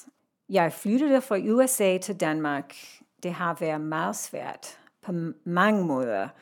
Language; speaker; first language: Danish; non-native, learner; English